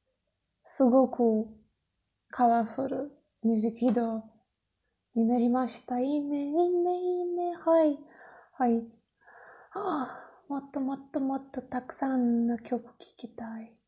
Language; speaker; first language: Japanese; non-native, learner; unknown